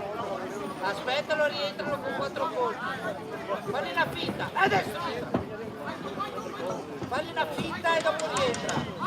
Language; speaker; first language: Italian; native; Italian